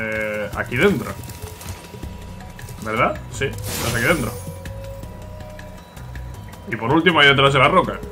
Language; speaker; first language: Spanish; native; Spanish